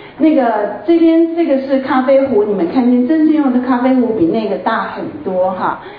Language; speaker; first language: Chinese; native; Chinese